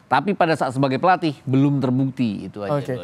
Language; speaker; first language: Indonesian; native; Indonesian